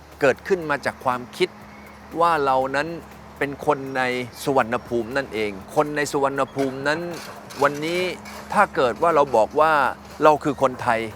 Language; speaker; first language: Thai; native; Thai